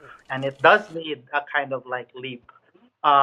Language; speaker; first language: English; non-native, local second language; Cebuano